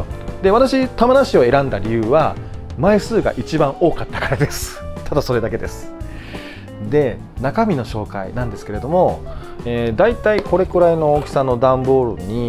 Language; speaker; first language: Japanese; native; Japanese